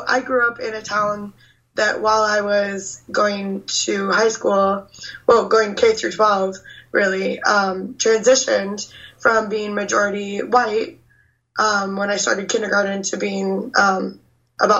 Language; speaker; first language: English; native; English